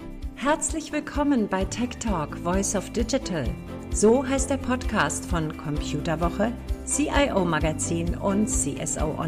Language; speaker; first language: German; native; German